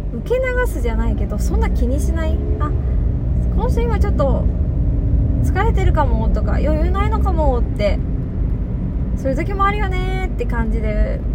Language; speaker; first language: Japanese; native; Japanese